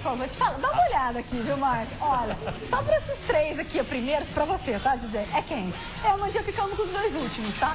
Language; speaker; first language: Portuguese; native; Portuguese